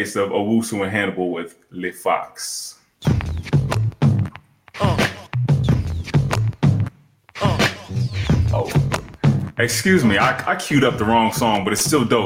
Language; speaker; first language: English; native; English